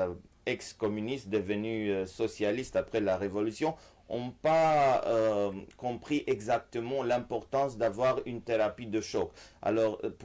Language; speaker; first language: French; non-native, fluent; Romanian